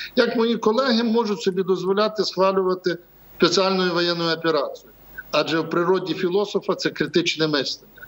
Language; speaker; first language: Ukrainian; native; Ukrainian